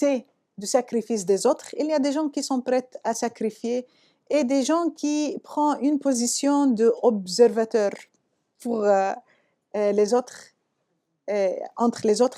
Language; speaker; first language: French; non-native, fluent; Arabic